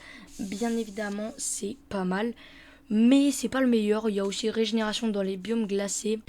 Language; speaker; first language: French; native; French